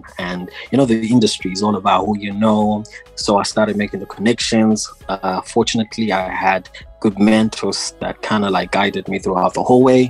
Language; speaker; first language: English; non-native, local second language; Shona